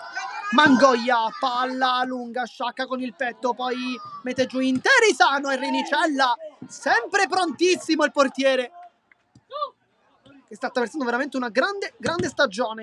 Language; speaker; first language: Italian; native; Italian